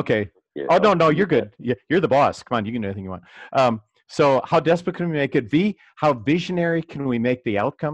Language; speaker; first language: English; native; English